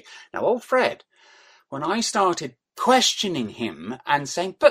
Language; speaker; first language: English; native; English